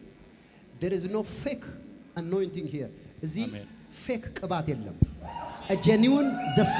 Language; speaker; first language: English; non-native, learner; Amharic